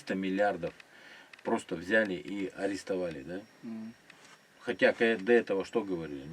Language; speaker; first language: Russian; native; Russian